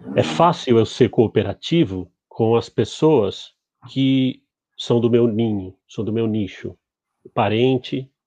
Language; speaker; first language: Portuguese; early bilingual, other home language; Spanish